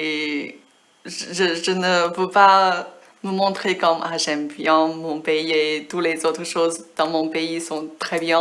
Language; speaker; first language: French; non-native, fluent; Chinese